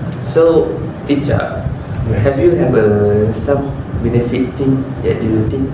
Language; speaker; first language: English; non-native, learner; Malay